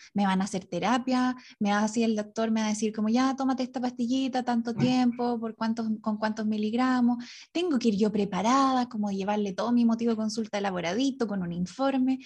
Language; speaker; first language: Spanish; native; Spanish